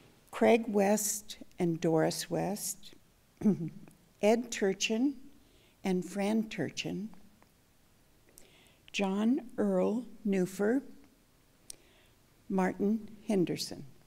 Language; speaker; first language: English; native; English